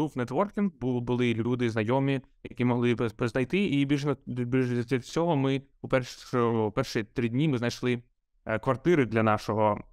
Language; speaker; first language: Ukrainian; non-native, local second language; Russian